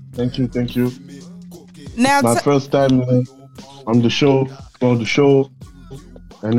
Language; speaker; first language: English; non-native, learner; French